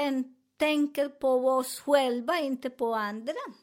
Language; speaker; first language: Swedish; non-native, learner; Spanish